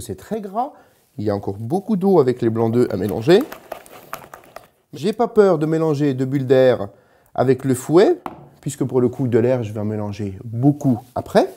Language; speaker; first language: French; native; French